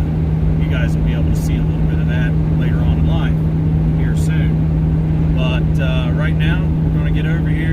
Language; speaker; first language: English; native; English